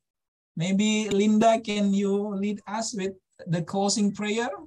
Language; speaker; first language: English; non-native, fluent; Indonesian